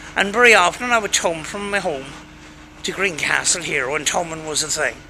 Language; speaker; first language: English; native; English